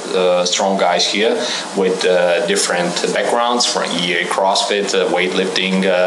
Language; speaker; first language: English; non-native, fluent; Croatian